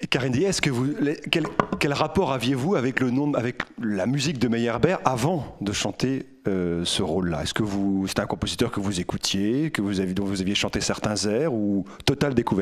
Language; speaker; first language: French; native; French